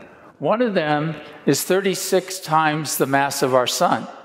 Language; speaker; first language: English; native; English